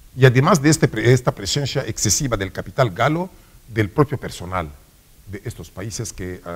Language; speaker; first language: Spanish; non-native, fluent; Swahili